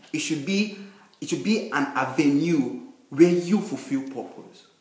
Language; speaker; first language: English; non-native, local second language; Yoruba